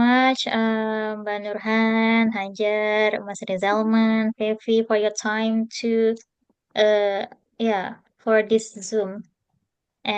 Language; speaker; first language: English; non-native, fluent; Indonesian